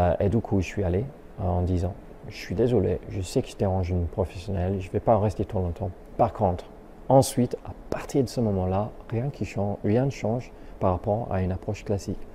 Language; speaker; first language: French; native; French